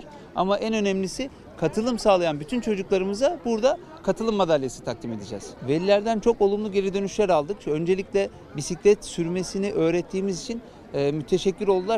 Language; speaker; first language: Turkish; native; Turkish